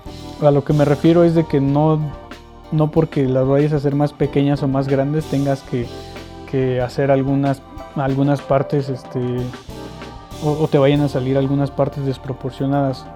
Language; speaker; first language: Spanish; native; Spanish